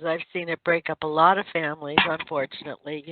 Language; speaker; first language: English; native; English